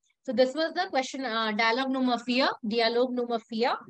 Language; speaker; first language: English; non-native, local second language; Hindi